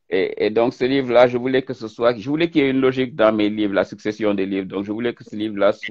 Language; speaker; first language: French; non-native, local second language; Wolof